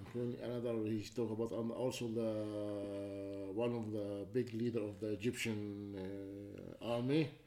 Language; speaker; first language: English; non-native, learner; Arabic